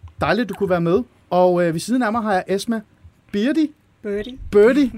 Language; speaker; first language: Danish; early bilingual, other home language; Persian